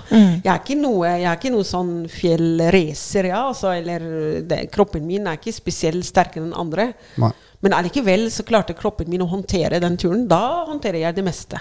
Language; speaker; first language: Norwegian; non-native, fluent; Arabic